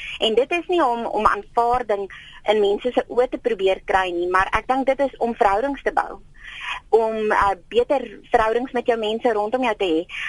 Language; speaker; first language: Afrikaans; native; Afrikaans